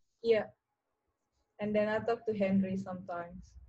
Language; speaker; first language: English; non-native, learner; Indonesian